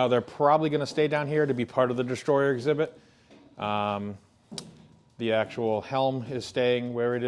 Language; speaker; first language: English; native; English